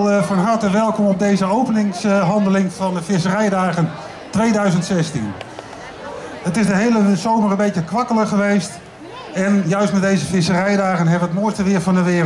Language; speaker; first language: Dutch; native; Dutch